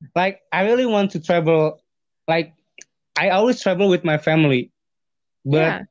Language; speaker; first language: English; non-native, fluent; Indonesian